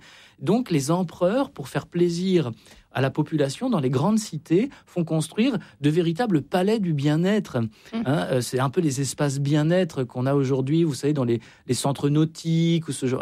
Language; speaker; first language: French; native; French